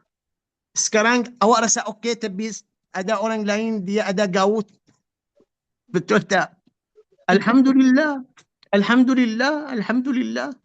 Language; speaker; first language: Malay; non-native, fluent; Arabic